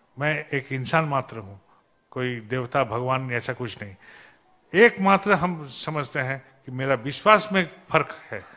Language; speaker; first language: Hindi; non-native, local second language; Bangla